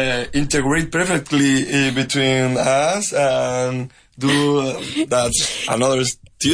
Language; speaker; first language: English; non-native, learner; Spanish